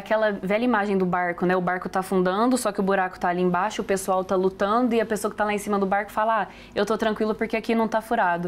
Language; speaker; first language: Portuguese; native; Portuguese